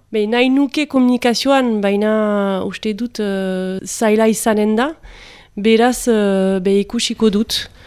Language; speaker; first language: Basque; non-native, local second language; French